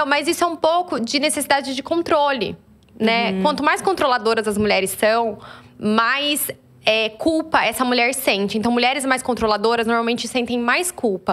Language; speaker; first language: Portuguese; native; Portuguese